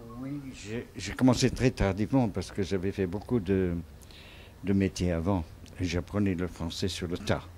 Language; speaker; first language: French; non-native, fluent; English